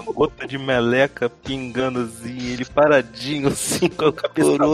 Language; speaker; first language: Portuguese; native; Portuguese